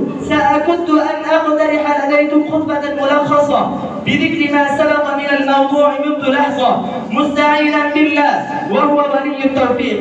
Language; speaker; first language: Arabic; non-native, learner; Bangla